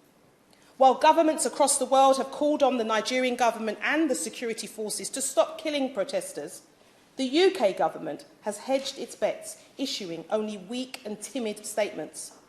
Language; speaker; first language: English; native; English